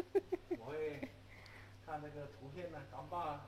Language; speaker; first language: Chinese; early bilingual, heritage; Indonesian